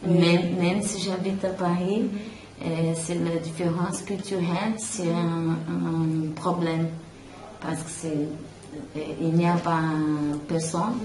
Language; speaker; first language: French; non-native, learner; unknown